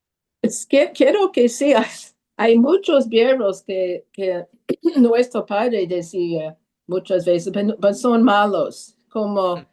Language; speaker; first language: Spanish; early bilingual, heritage; Spanish